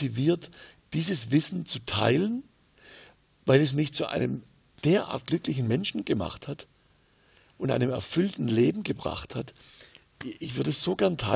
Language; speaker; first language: German; native; German